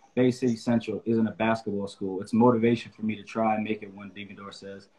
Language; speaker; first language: English; native; English